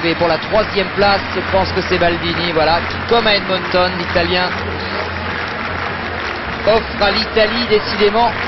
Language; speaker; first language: French; native; French